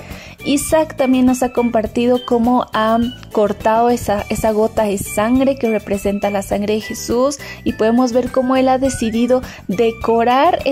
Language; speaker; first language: Spanish; native; Spanish